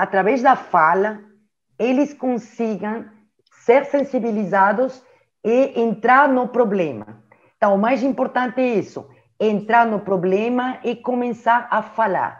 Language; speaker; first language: Portuguese; non-native, learner; French